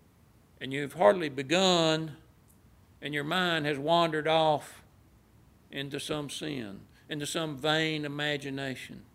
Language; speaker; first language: English; native; English